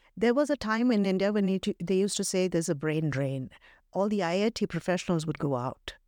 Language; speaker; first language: English; non-native, local second language; Hindi